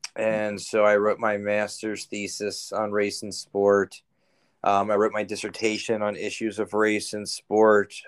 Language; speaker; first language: English; native; English